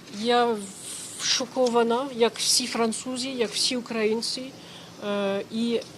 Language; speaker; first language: Ukrainian; non-native, fluent; French